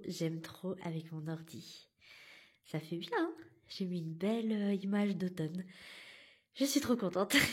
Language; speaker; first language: French; native; French